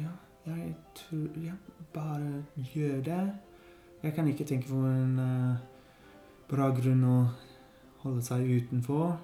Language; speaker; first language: Norwegian; non-native, learner; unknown